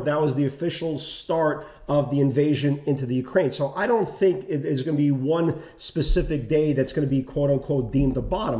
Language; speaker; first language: English; native; English